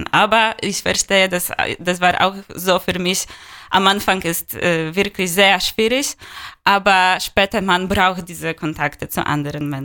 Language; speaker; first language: German; non-native, learner; Polish